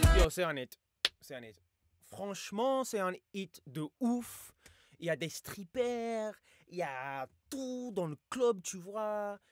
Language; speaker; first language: French; non-native, fluent; English